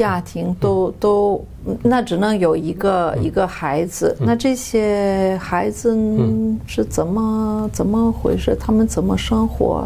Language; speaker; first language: Chinese; non-native, fluent; Romanian